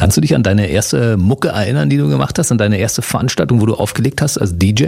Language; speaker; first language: German; native; German